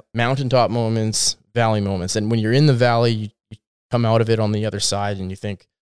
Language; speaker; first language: English; native; English